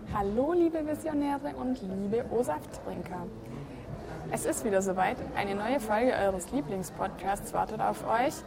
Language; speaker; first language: German; native; German